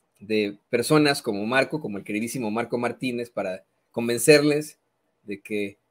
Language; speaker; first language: Spanish; native; Spanish